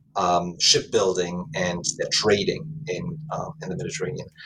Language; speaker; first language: English; non-native, fluent; Italian